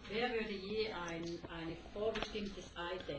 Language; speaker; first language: German; non-native, fluent; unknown